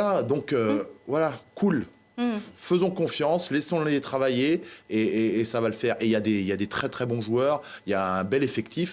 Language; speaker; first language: French; native; French